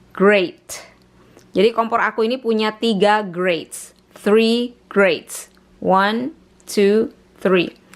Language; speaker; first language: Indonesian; native; Indonesian